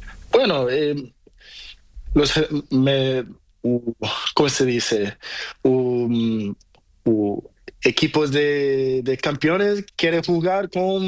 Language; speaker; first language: Spanish; non-native, learner; Portuguese